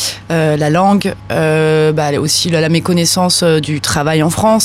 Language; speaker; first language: French; native; French